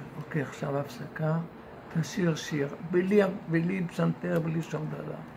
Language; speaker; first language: Hebrew; non-native, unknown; Yiddish